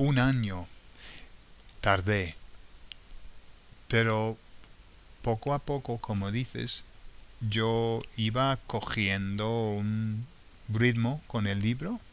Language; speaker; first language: Spanish; non-native, fluent; English